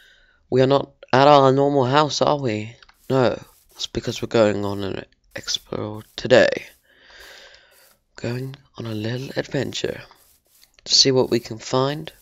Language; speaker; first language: English; native; English